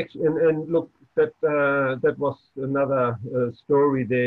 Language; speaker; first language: English; non-native, fluent; German